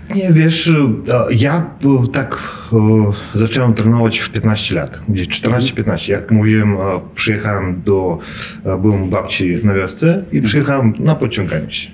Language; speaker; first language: Polish; non-native, fluent; Russian